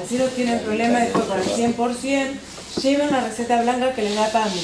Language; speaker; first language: Spanish; native; Spanish